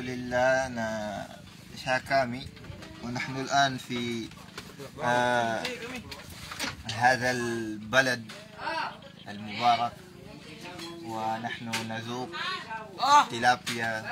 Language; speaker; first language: Arabic; non-native, fluent; Maranao